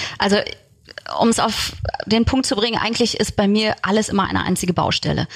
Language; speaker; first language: German; early bilingual, other home language; Turkish